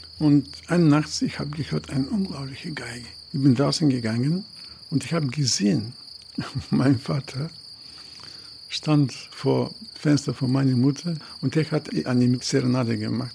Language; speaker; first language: German; non-native, fluent; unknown